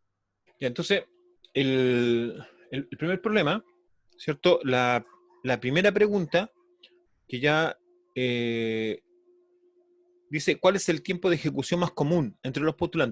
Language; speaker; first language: Spanish; native; Spanish